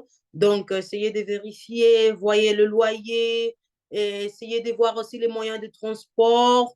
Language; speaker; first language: French; non-native, fluent; Portuguese